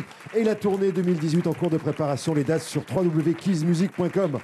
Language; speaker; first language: French; native; French